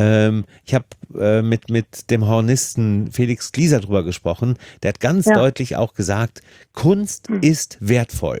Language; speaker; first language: German; native; German